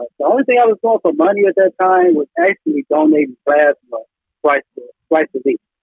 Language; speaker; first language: English; native; English